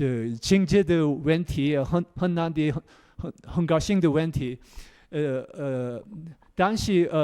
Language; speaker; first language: Chinese; non-native, learner; Korean